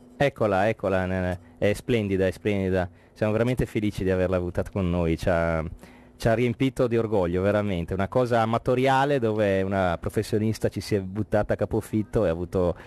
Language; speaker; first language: Italian; native; Italian